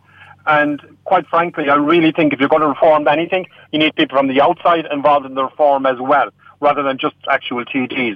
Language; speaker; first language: English; non-native, local second language; Irish